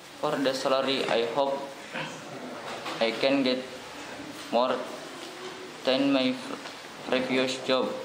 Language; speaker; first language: English; non-native, learner; Indonesian